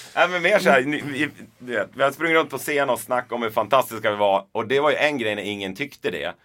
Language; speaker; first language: Swedish; native; Swedish